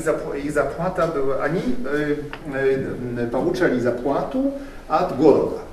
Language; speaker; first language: Russian; non-native, learner; Polish